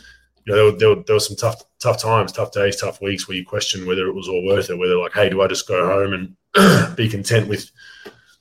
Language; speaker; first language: English; native; English